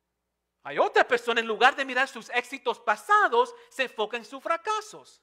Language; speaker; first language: Spanish; non-native, fluent; English